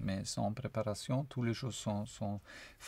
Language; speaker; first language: French; non-native, fluent; German